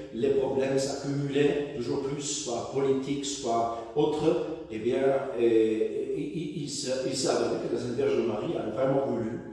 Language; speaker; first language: French; non-native, fluent; German